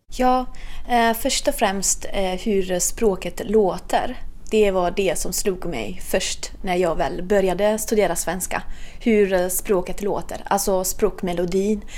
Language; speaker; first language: Swedish; non-native, fluent; Italian